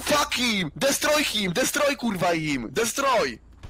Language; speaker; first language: English; non-native, learner; Polish